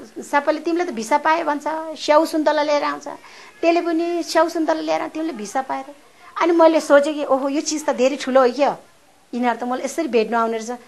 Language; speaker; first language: Nepali; non-native, local second language; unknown